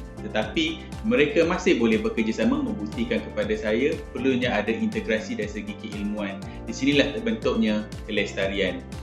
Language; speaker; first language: Malay; native; Malay